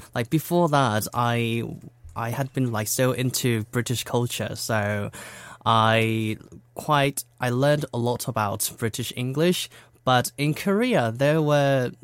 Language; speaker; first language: English; non-native, fluent; Korean